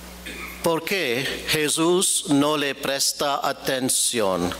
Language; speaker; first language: Spanish; non-native, fluent; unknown